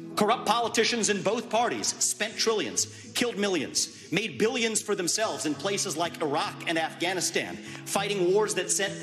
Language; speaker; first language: English; native; English